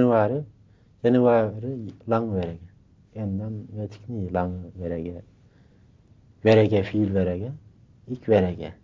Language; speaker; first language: Dutch; non-native, learner; Turkish